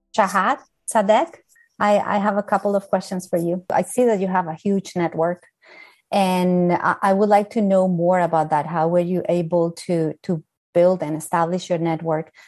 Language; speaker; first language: English; non-native, fluent; Spanish